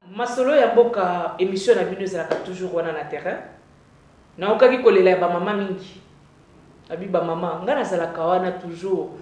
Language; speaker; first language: Lingala; native; Lingala